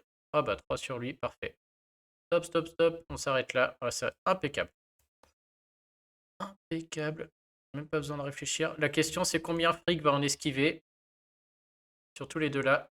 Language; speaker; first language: French; native; French